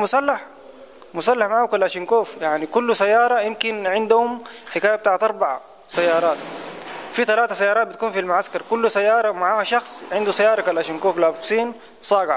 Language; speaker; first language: Arabic; native; Arabic